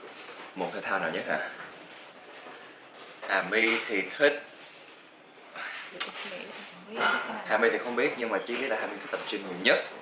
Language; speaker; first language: Vietnamese; early bilingual, heritage; Vietnamese